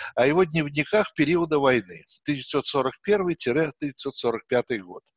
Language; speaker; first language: Russian; native; Russian